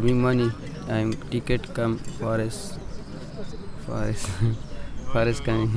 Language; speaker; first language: English; non-native, learner; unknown